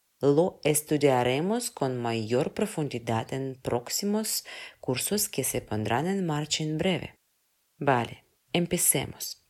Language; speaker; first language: Spanish; non-native, fluent; Russian